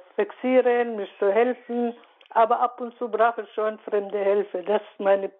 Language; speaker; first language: German; non-native, learner; Arabic